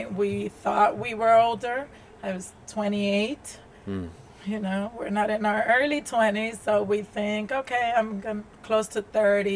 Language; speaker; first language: English; native; English